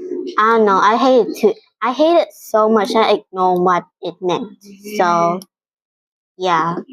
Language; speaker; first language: English; non-native, fluent; Vietnamese